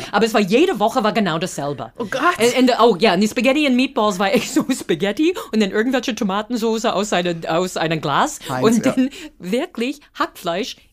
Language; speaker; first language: German; non-native, fluent; English